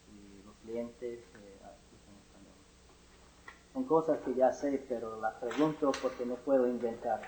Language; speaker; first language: Spanish; non-native, fluent; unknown